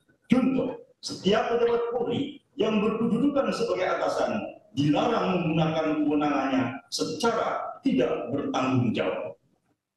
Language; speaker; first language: Indonesian; native; Indonesian